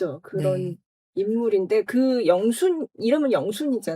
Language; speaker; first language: Korean; native; Korean